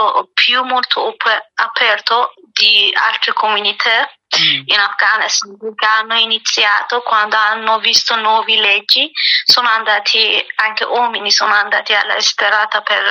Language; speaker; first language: Italian; non-native, learner; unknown